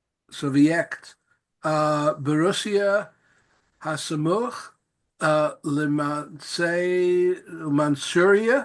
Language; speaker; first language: Hebrew; non-native, learner; English